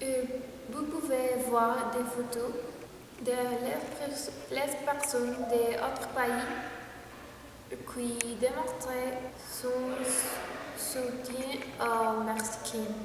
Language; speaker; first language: French; non-native, learner; Spanish